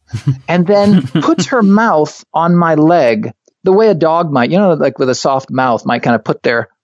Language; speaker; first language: English; native; English